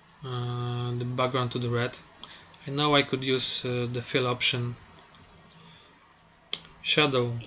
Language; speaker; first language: English; non-native, fluent; Polish